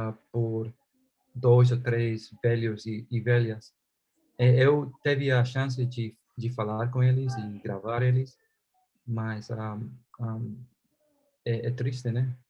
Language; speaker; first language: Portuguese; non-native, fluent; Spanish